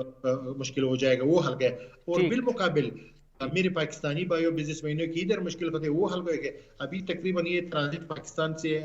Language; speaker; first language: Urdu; non-native, learner; Pashto